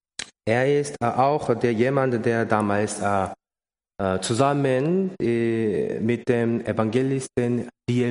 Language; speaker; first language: German; non-native, learner; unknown